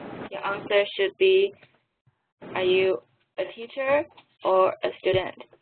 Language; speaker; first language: English; non-native, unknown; Chinese